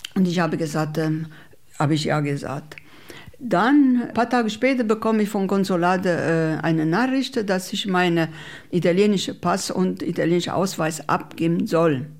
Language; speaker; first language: German; non-native, fluent; Italian